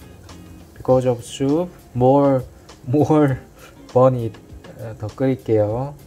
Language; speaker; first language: English; non-native, learner; Korean